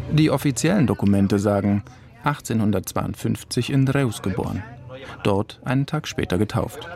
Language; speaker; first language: German; native; German